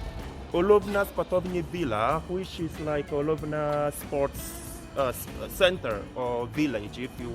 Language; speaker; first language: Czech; non-native, learner; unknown